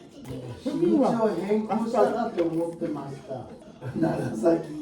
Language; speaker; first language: Japanese; native; Japanese